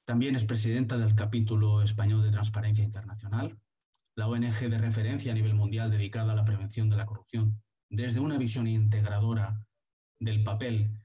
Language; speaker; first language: Spanish; non-native, local second language; Catalan